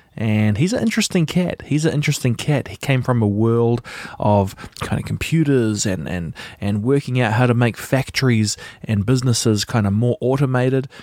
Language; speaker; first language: English; native; English